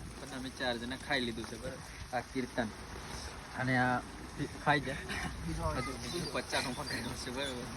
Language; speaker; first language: Gujarati; non-native, local second language; Rathawi